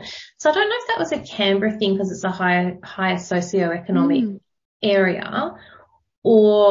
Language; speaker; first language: English; native; English